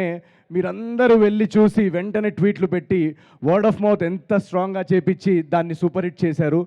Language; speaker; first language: Telugu; native; Telugu